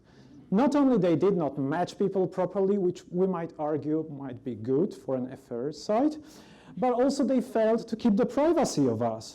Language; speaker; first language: English; non-native, fluent; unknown